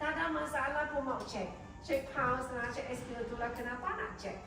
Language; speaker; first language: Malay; non-native, local second language; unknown